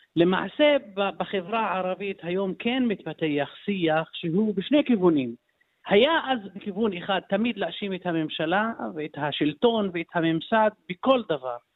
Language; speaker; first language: Hebrew; non-native, local second language; Arabic